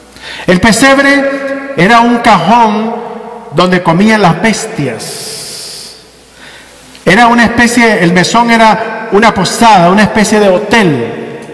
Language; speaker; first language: Spanish; native; Spanish